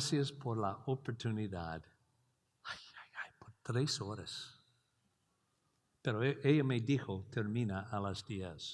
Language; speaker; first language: Spanish; non-native, learner; English